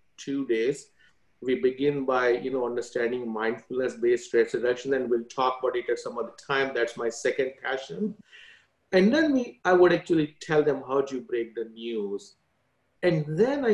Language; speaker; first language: English; non-native, local second language; Gujarati